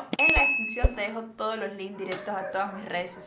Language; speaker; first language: Spanish; native; Spanish